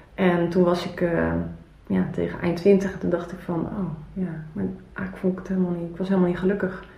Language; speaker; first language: Dutch; early bilingual, other home language; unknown